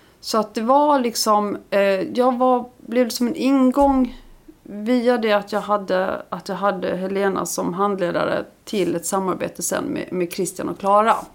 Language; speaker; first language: Swedish; early bilingual, other home language; Icelandic